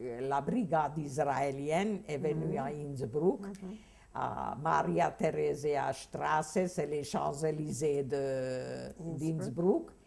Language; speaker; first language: French; non-native, fluent; Hungarian